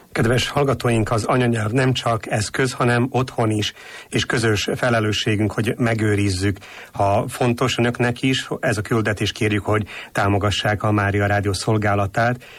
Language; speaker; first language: Hungarian; native; Hungarian